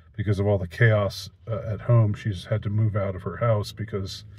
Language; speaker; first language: English; native; English